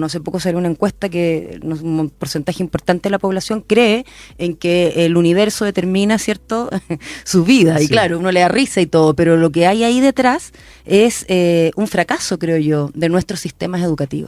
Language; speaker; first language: Spanish; native; Spanish